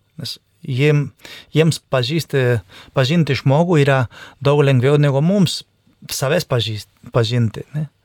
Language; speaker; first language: Lithuanian; non-native, fluent; Spanish